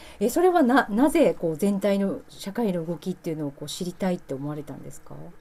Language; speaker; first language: Japanese; native; Japanese